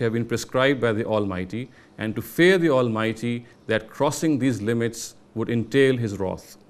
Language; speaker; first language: English; non-native, local second language; Urdu